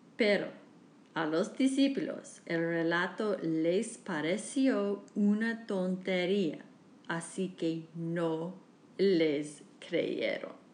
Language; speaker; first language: Spanish; non-native, learner; English